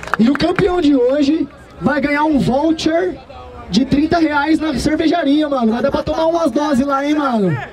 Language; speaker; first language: Portuguese; native; Portuguese